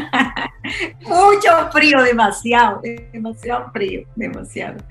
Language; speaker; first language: Spanish; native; Spanish